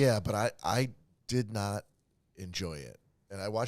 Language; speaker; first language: English; native; English